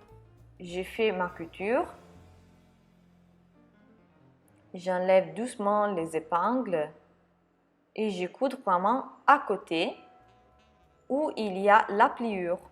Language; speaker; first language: French; non-native, fluent; Italian